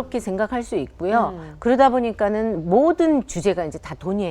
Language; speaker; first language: Korean; native; Korean